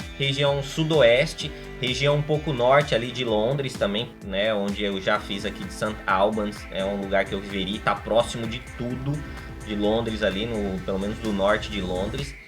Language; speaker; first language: Portuguese; native; Portuguese